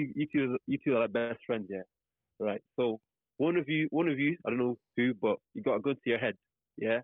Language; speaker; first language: English; native; English